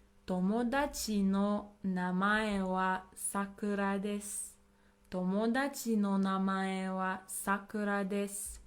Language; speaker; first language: Japanese; non-native, fluent; English